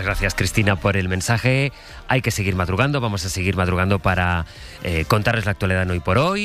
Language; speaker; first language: Spanish; native; Spanish